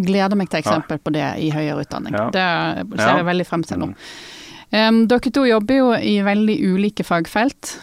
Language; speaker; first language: Norwegian; native; Norwegian